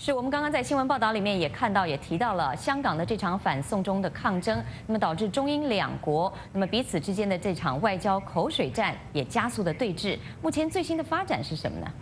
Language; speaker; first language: Chinese; native; Chinese